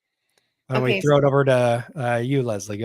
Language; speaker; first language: English; native; English